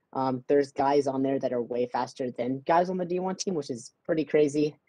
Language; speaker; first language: English; native; English